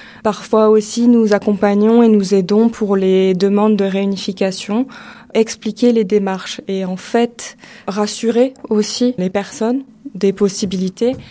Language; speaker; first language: French; native; French